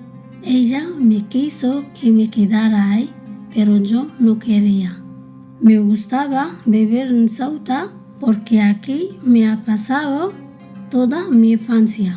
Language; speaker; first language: Spanish; early bilingual, other home language; Arabic